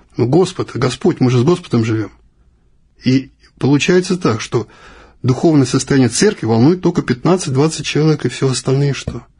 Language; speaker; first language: Russian; native; Russian